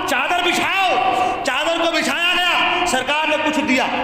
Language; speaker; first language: Urdu; native; Urdu